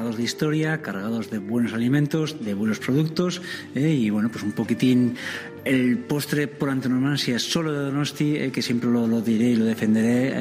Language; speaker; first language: Spanish; native; Spanish